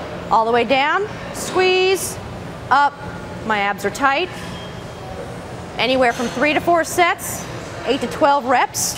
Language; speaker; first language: English; native; English